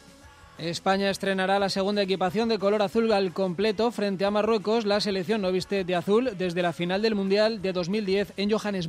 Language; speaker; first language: Spanish; native; Spanish